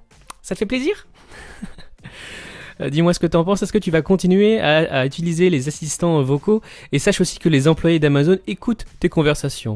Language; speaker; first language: French; native; French